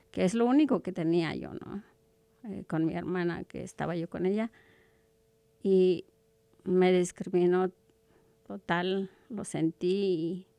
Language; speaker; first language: Spanish; non-native, local second language; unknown